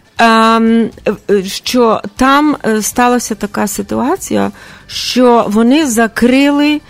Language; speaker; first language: Ukrainian; early bilingual, heritage; Ukrainian